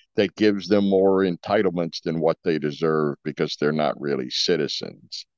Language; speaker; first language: English; native; English